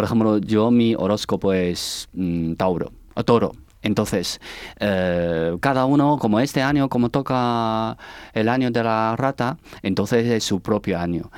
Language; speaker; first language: Spanish; non-native, learner; Chinese